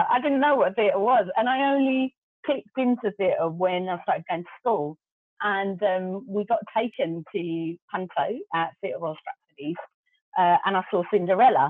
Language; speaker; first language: English; non-native, local second language; Gujarati